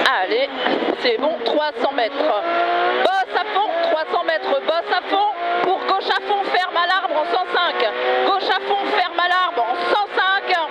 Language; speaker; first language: French; native; French